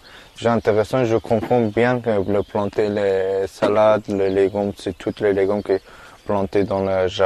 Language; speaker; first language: French; non-native, learner; Persian